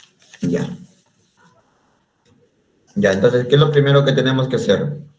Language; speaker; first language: Spanish; native; Spanish